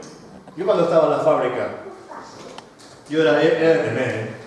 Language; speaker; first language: Spanish; native; Spanish